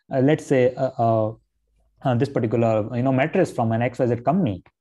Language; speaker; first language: English; non-native, local second language; Gujarati